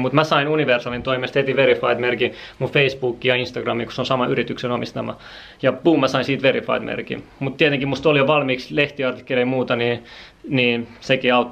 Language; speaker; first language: Finnish; native; Finnish